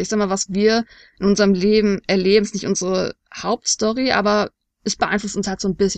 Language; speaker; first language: German; native; German